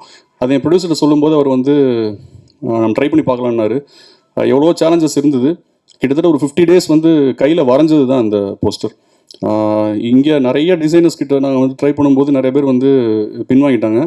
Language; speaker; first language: Tamil; native; Tamil